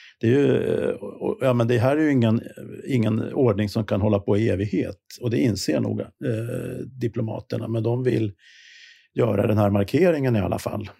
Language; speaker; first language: Swedish; native; Swedish